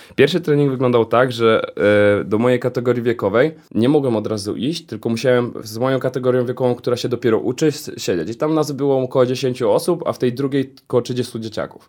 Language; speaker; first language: Polish; early bilingual, heritage; Polish